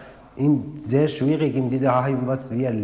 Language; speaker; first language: German; non-native, learner; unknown